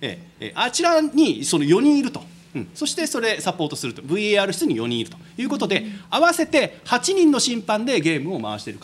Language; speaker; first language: Japanese; native; Japanese